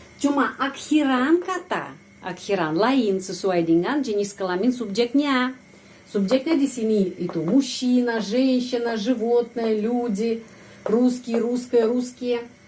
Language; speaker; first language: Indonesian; non-native, fluent; Russian